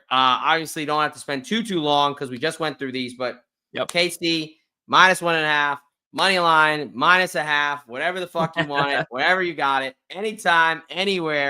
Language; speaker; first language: English; native; English